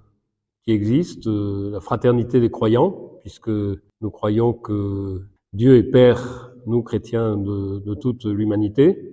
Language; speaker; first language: French; native; French